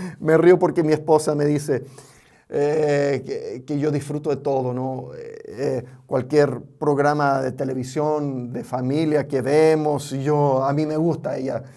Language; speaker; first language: Spanish; non-native, fluent; English